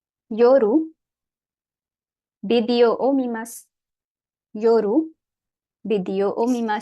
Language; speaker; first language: Japanese; non-native, learner; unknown